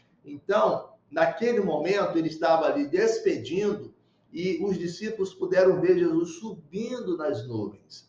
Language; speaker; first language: Portuguese; native; Portuguese